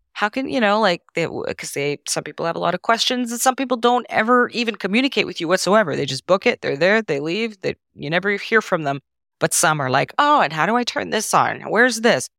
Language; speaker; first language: English; non-native, fluent; Serbian